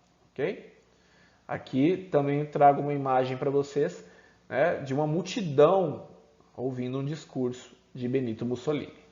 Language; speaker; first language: Portuguese; native; Portuguese